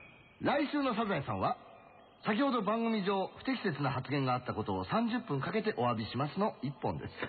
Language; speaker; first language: Japanese; native; Japanese